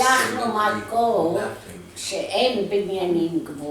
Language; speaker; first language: Hebrew; non-native, learner; Arabic